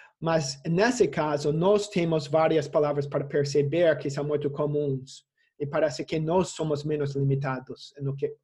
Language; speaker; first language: Portuguese; non-native, fluent; English